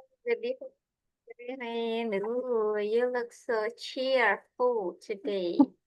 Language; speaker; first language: English; non-native, fluent; Indonesian